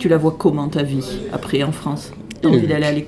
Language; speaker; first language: French; native; French